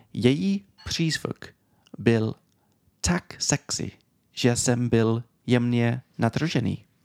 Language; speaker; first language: Czech; non-native, learner; English